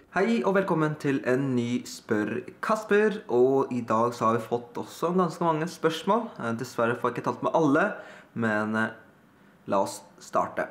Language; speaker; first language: Norwegian; early bilingual, other home language; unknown